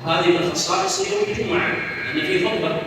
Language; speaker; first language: Arabic; native; Arabic